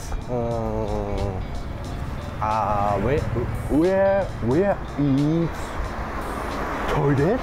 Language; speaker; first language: Thai; non-native, learner; Japanese